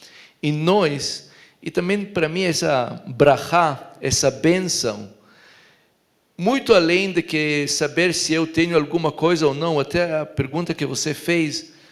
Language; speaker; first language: Portuguese; non-native, fluent; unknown